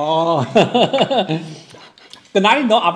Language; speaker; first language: Indonesian; non-native, learner; Chinese